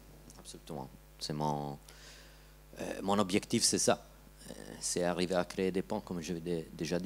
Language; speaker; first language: French; non-native, learner; Italian